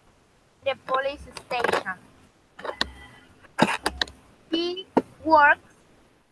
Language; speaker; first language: English; non-native, learner; Spanish